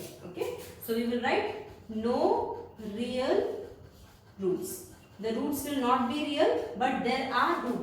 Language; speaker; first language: English; non-native, local second language; Hindi